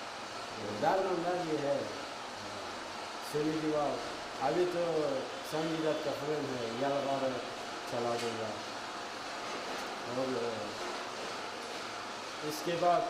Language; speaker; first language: Hindi; non-native, learner; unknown